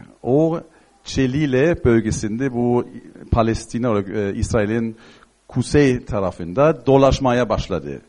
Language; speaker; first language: Turkish; non-native, fluent; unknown